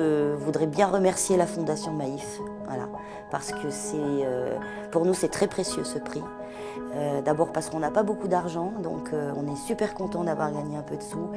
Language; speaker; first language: French; native; French